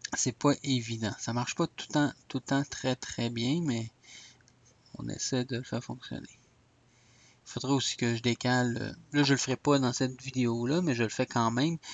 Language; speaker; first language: French; native; French